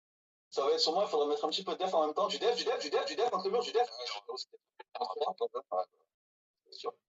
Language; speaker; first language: French; native; French